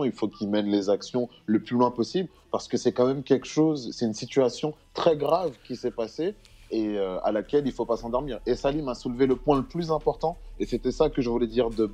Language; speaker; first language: French; native; French